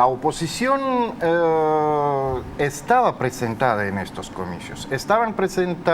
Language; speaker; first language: Spanish; non-native, fluent; Russian